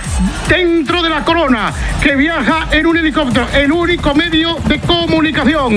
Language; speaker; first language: Spanish; native; Spanish